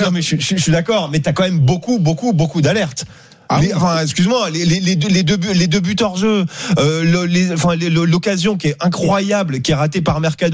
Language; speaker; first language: French; native; French